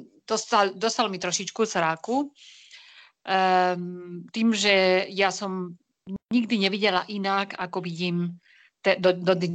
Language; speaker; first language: Slovak; non-native, fluent; Spanish